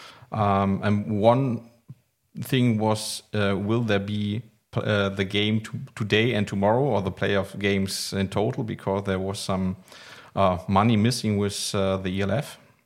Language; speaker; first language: English; non-native, learner; German